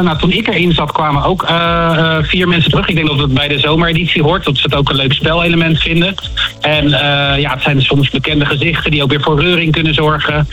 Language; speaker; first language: Dutch; native; Dutch